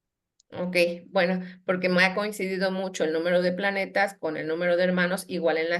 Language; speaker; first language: Spanish; native; Spanish